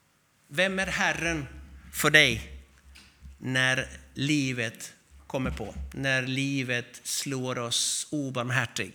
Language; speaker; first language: Swedish; non-native, fluent; Spanish